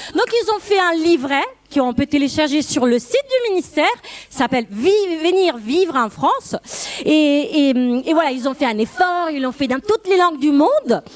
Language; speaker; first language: French; non-native, fluent; Italian